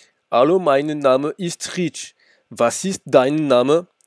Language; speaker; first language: German; non-native, learner; French